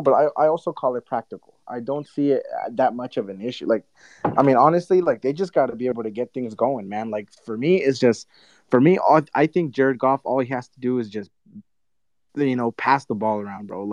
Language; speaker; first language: English; native; English